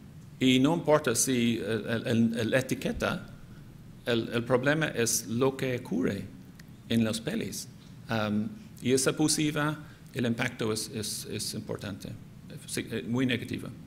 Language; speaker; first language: Spanish; non-native, fluent; English